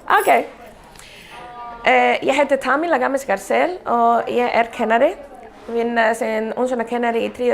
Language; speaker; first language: Icelandic; non-native, fluent; Spanish